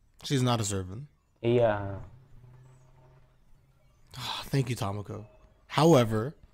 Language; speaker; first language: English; non-native, fluent; Indonesian